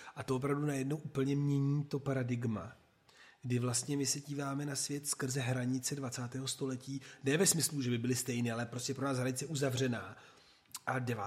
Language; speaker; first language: Czech; non-native, fluent; Italian